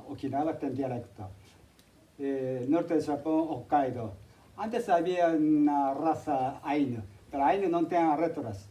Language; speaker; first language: Spanish; non-native, fluent; Japanese